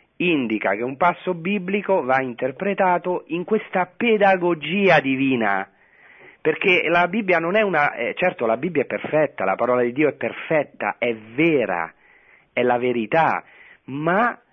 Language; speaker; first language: Italian; native; Italian